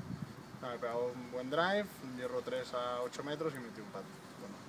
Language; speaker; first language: Spanish; native; Spanish